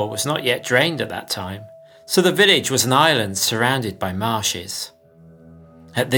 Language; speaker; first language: English; native; English